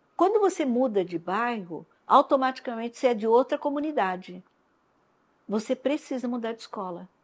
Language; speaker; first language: Portuguese; non-native, local second language; Japanese